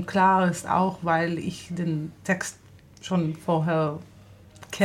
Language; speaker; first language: German; non-native, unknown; Hebrew